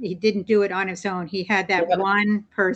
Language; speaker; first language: English; native; English